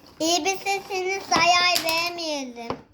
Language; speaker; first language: Turkish; native; Turkish